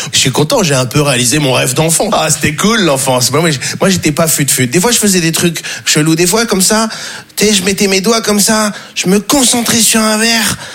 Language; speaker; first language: French; native; French